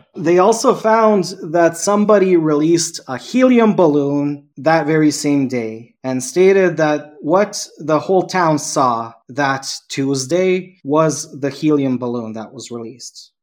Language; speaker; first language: English; non-native, fluent; Serbian